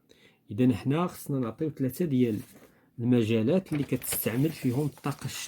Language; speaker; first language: Arabic; native; Arabic